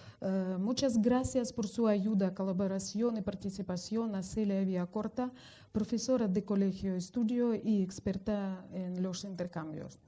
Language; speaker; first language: Spanish; non-native, fluent; Russian